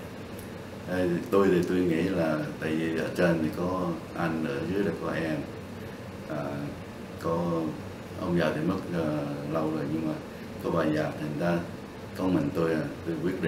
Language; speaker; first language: Vietnamese; non-native, local second language; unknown